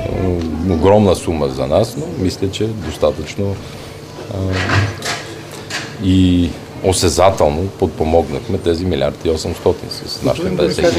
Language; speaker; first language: Bulgarian; native; Bulgarian